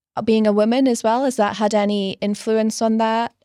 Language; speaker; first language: English; native; English